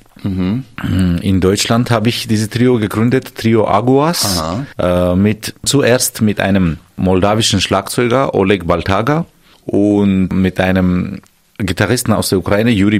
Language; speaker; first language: German; non-native, fluent; Armenian